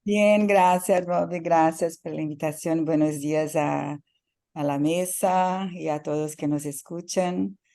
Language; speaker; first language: Spanish; non-native, fluent; Portuguese